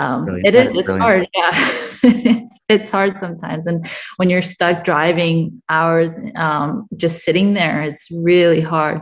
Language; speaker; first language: English; native; English